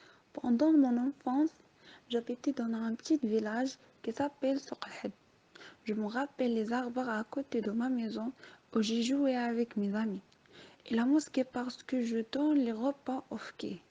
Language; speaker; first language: French; non-native, learner; Arabic